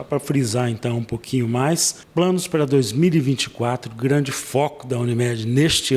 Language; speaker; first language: Portuguese; native; Portuguese